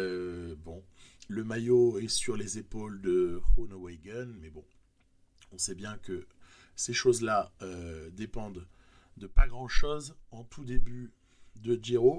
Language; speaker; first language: French; native; French